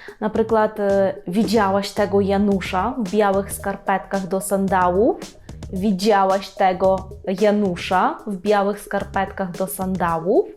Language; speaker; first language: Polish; non-native, fluent; Ukrainian